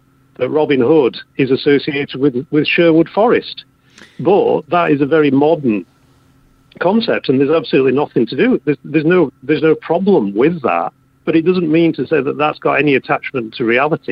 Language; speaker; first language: English; native; English